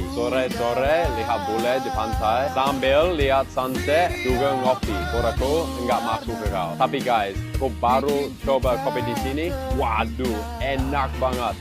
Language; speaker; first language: Indonesian; non-native, fluent; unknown